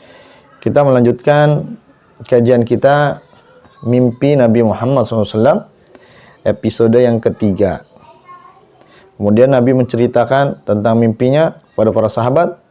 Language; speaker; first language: Indonesian; native; Indonesian